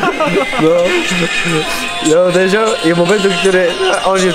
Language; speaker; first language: Polish; non-native, learner; Spanish